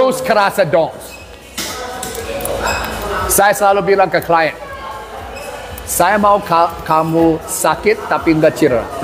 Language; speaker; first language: Indonesian; non-native, learner; English